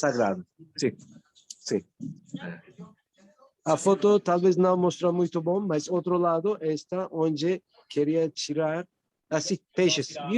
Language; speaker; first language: Portuguese; non-native, learner; Turkish